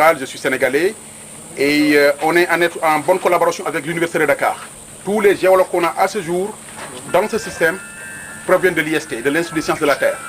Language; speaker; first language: French; non-native, local second language; Wolof